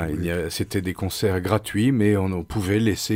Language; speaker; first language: French; native; French